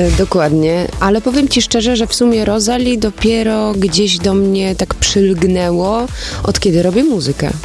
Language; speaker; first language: Polish; early bilingual, heritage; Polish